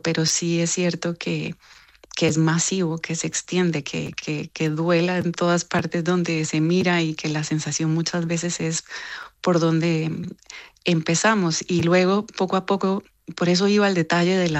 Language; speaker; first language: Spanish; native; Spanish